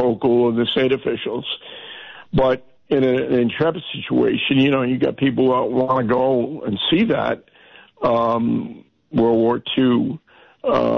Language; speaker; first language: English; native; English